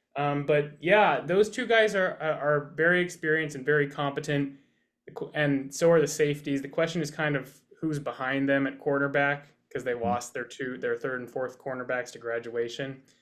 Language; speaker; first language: English; native; English